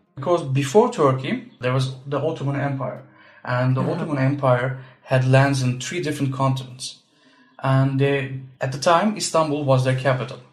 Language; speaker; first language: English; non-native, fluent; Turkish